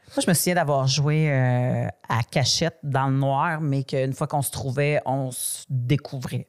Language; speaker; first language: French; native; French